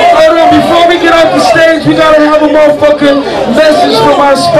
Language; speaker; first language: English; native; English